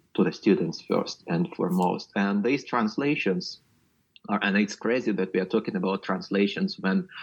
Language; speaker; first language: English; non-native, fluent; Ukrainian